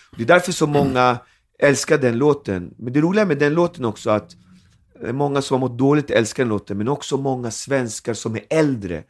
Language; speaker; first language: Swedish; native; Swedish